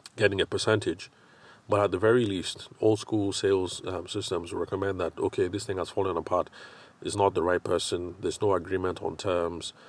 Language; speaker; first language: English; non-native, local second language; Yoruba